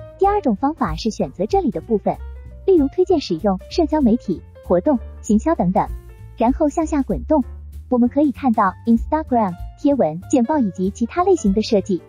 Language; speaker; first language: Chinese; native; Chinese